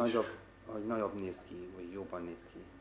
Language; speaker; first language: Hungarian; non-native, fluent; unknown